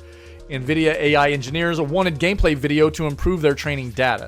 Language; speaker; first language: English; native; English